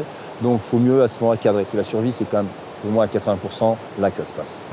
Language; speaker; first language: French; native; French